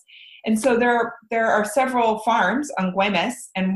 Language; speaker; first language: English; native; English